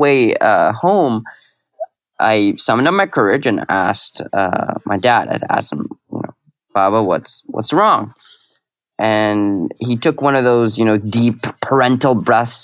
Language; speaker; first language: English; early bilingual, other home language; Arabic